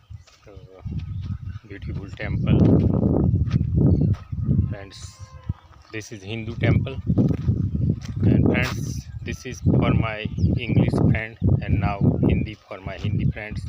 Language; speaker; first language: English; non-native, local second language; Gujarati